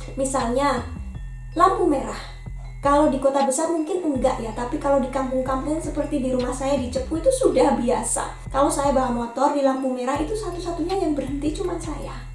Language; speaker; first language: Indonesian; native; Indonesian